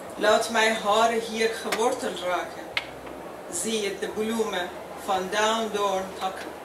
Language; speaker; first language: Dutch; non-native, fluent; Persian